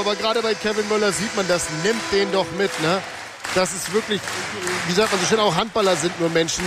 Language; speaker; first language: German; native; German